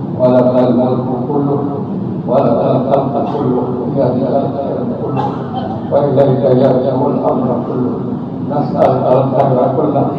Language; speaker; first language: Arabic; non-native, fluent; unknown